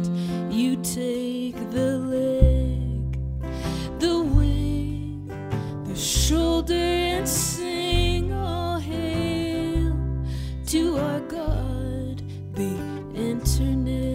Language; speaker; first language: English; native; English